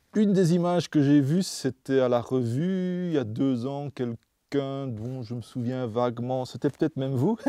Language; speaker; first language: French; non-native, fluent; Dutch